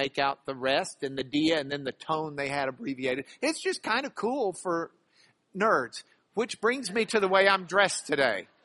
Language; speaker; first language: English; native; English